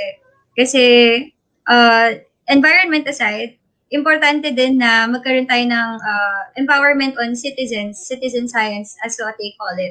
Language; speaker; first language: English; non-native, local second language; Filipino